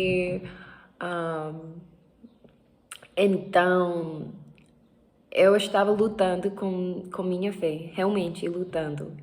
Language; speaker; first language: Portuguese; non-native, learner; English